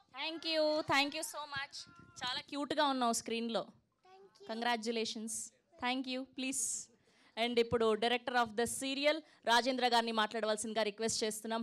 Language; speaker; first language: Telugu; native; Telugu